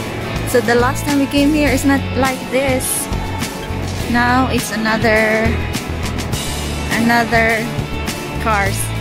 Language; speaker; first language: English; non-native, learner; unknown